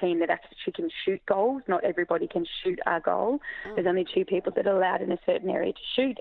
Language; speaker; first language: English; native; English